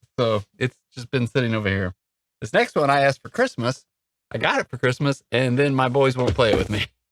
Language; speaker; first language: English; native; English